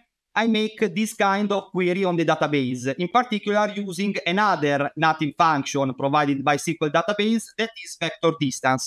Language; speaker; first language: English; non-native, fluent; Italian